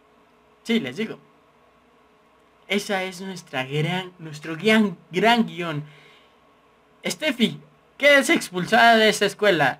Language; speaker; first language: Spanish; native; Spanish